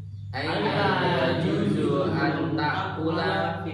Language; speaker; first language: Arabic; non-native, learner; Indonesian